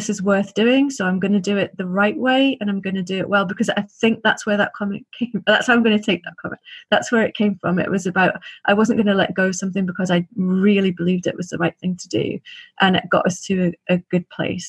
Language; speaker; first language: English; native; English